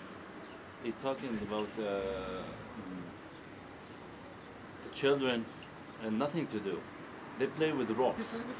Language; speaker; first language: English; non-native, learner; Arabic